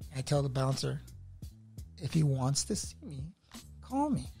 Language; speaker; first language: English; native; English